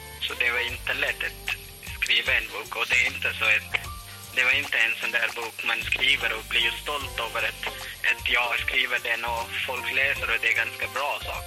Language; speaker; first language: Swedish; non-native, fluent; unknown